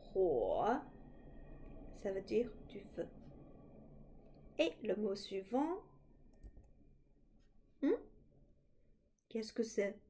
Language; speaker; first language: French; non-native, fluent; Chinese